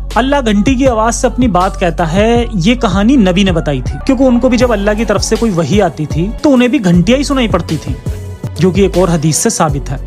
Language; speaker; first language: Hindi; native; Hindi